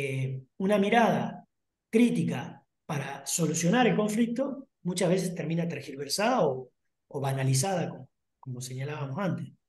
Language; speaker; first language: Spanish; native; Spanish